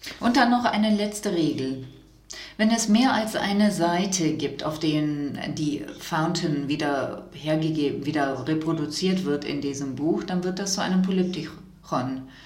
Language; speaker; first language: German; non-native, fluent; French